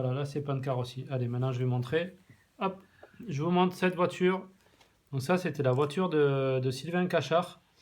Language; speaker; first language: French; native; French